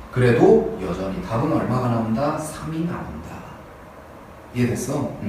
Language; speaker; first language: Korean; native; Korean